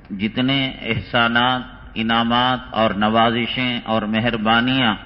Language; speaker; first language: Urdu; native; Urdu